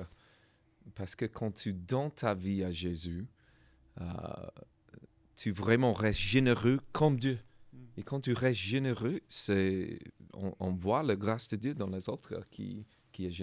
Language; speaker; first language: French; non-native, learner; English